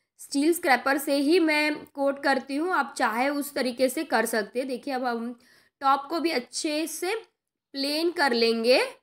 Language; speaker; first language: Hindi; non-native, local second language; Marathi